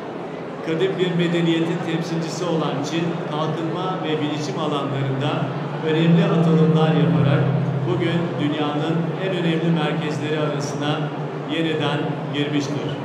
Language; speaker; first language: Turkish; native; Turkish